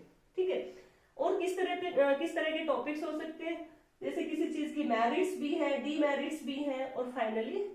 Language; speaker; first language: Hindi; native; Hindi